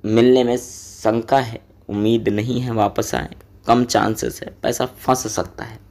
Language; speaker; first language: Hindi; native; Hindi